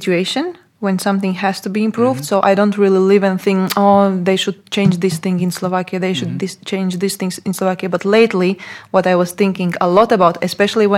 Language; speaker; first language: English; non-native, fluent; Latvian